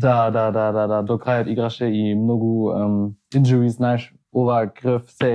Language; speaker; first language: Macedonian; early bilingual, heritage; German